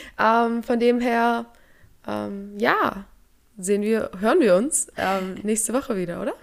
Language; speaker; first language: German; native; German